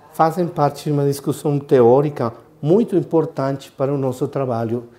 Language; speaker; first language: Portuguese; non-native, fluent; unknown